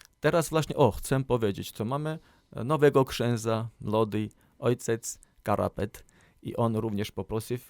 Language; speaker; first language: Polish; non-native, learner; Armenian